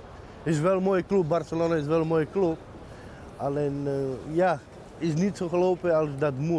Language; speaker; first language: Dutch; non-native, local second language; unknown